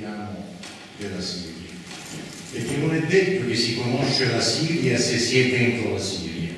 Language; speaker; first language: Italian; native; Italian